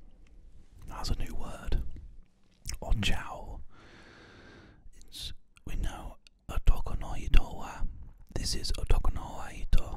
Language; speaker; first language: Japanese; non-native, learner; English